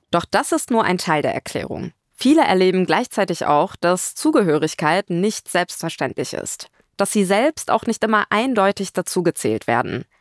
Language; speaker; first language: German; early bilingual, other home language; Turkish